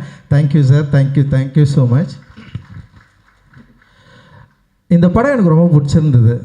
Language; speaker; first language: Tamil; native; Tamil